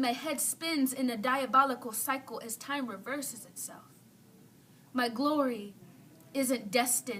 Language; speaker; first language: English; native; English